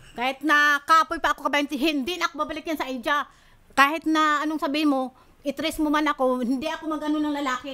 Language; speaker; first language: Filipino; non-native, local second language; Cebuano